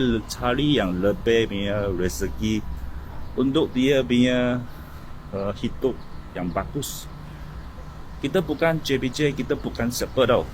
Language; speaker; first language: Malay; non-native, local second language; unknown